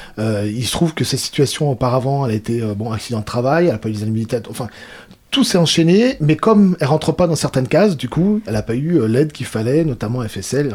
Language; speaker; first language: French; native; French